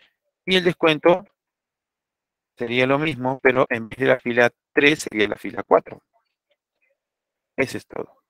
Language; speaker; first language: Spanish; native; Spanish